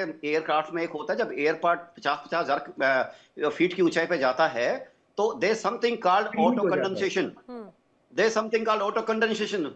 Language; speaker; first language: Hindi; native; Hindi